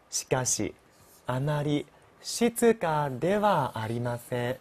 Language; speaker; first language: Japanese; non-native, fluent; Chinese